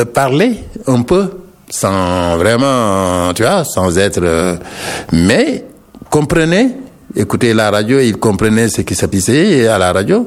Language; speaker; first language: French; non-native, local second language; Wolof